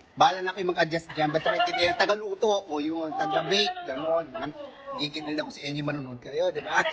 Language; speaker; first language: Filipino; native; Filipino